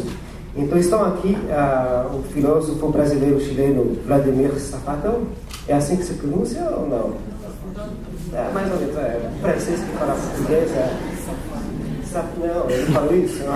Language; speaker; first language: Portuguese; non-native, fluent; French